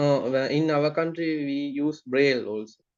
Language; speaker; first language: English; non-native, learner; Sinhala